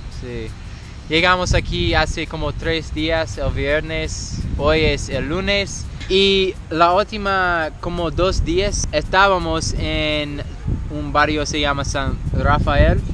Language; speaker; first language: Spanish; non-native, learner; English